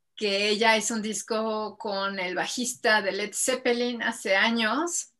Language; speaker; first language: Spanish; native; Spanish